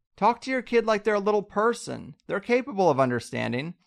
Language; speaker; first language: English; native; English